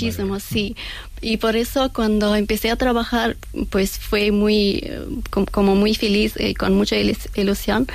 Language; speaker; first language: Spanish; non-native, learner; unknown